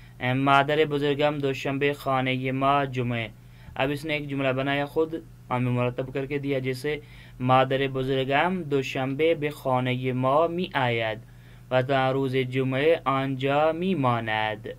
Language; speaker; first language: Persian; non-native, fluent; Urdu